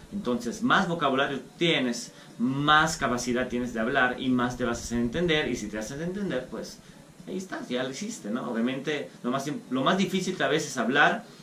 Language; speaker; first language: Spanish; non-native, fluent; Italian